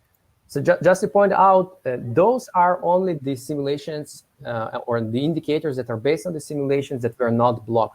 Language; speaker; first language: English; non-native, fluent; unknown